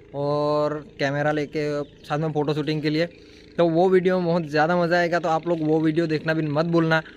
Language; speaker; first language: Hindi; non-native, local second language; Gujarati